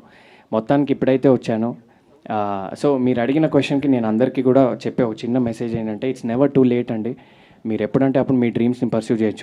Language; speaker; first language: Telugu; native; Telugu